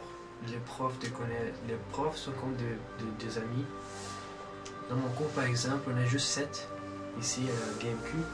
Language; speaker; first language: French; non-native, fluent; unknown